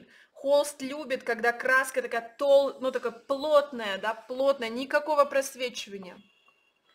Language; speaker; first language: Russian; native; Russian